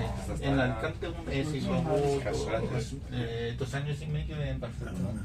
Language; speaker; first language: Spanish; non-native, fluent; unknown